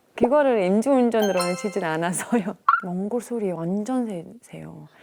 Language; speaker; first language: Korean; non-native, fluent; Mongolian